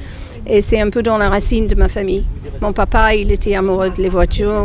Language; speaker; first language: French; non-native, fluent; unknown